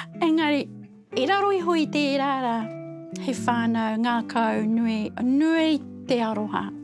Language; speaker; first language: Māori; native; Māori